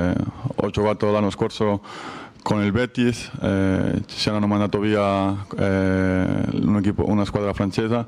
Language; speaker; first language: Italian; non-native, learner; Spanish